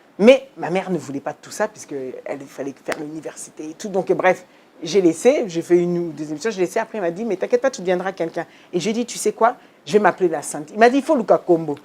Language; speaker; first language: French; early bilingual, other home language; Lingala